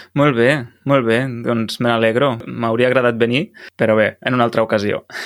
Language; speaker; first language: Catalan; native; Catalan